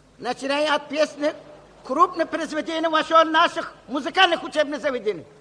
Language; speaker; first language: Russian; non-native, local second language; Uzbek